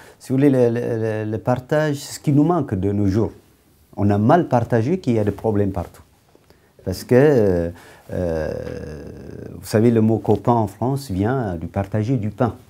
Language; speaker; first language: French; non-native, fluent; Amharic